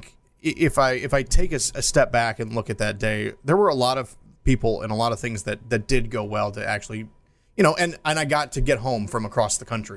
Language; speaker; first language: English; native; English